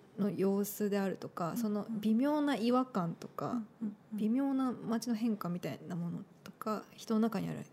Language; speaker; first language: Japanese; native; Japanese